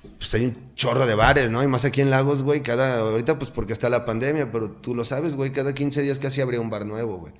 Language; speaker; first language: Spanish; native; Spanish